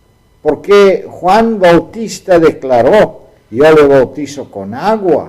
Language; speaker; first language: Spanish; non-native, fluent; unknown